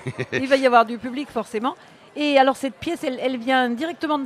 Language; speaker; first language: French; native; French